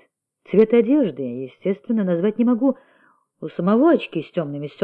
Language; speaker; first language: Russian; native; Russian